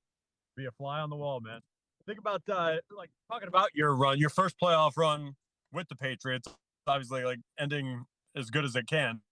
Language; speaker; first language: English; native; English